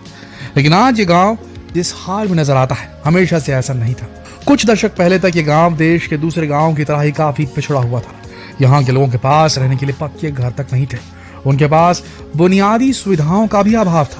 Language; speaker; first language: Hindi; native; Hindi